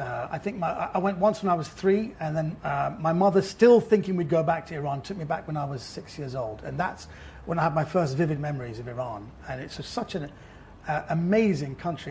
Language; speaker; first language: English; native; English